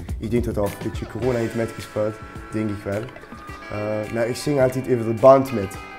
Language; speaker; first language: Dutch; non-native, local second language; Limburgish